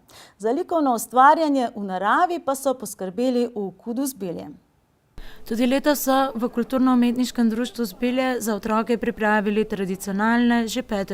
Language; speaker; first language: Slovenian; native; Slovenian